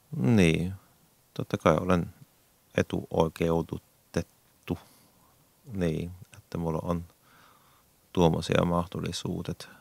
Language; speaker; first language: Finnish; non-native, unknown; German